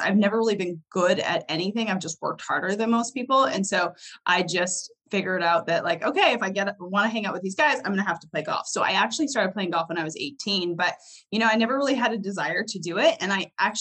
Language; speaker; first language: English; native; English